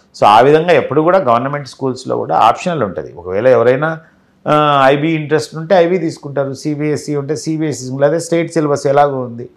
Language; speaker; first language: Telugu; native; Telugu